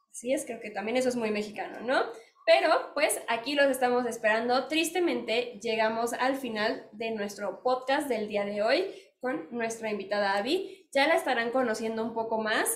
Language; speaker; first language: Spanish; native; Spanish